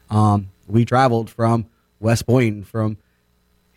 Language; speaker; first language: English; native; English